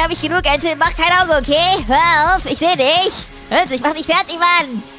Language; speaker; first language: German; native; German